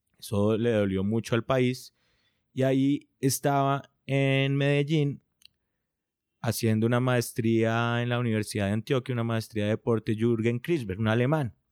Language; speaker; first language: Spanish; native; Spanish